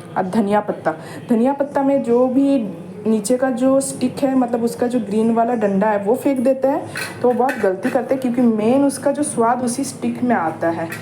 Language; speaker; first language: Hindi; non-native, local second language; Bangla